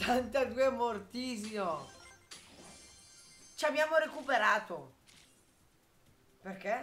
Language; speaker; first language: Italian; native; Italian